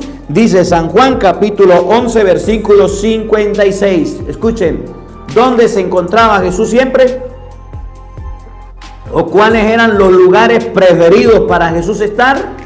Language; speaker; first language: Spanish; native; Spanish